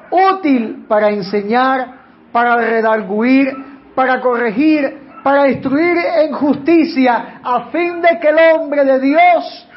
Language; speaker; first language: Spanish; native; Spanish